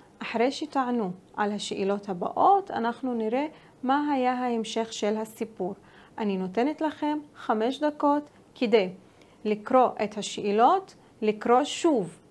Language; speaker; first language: Hebrew; non-native, local second language; Arabic